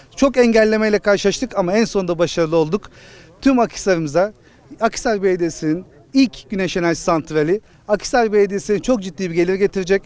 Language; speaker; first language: Turkish; native; Turkish